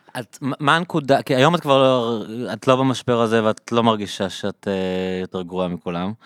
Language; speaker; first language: Hebrew; native; Hebrew